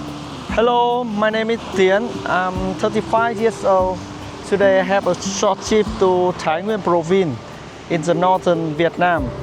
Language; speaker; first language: English; non-native, fluent; Vietnamese